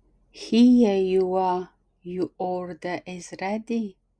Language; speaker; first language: English; non-native, fluent; Polish